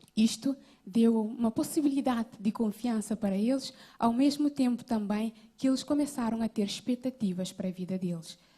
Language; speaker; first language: Portuguese; non-native, local second language; Kabuverdianu